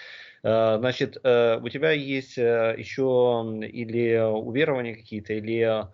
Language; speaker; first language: Russian; native; Russian